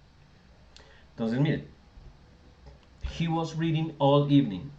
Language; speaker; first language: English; non-native, fluent; Spanish